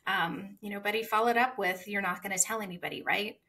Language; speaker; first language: English; native; English